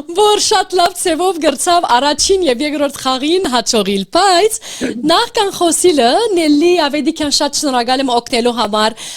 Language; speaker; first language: Armenian; early bilingual, heritage; Armenian